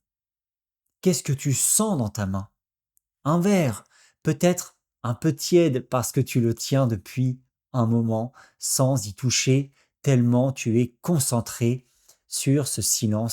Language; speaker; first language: French; native; French